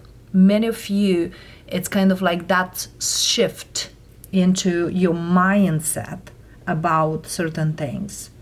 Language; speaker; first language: English; non-native, fluent; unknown